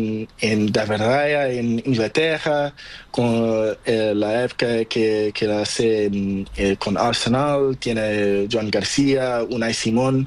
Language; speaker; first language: Spanish; non-native, learner; Portuguese